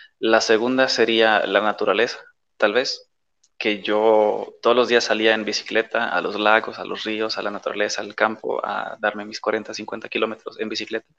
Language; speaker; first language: Spanish; non-native, fluent; Polish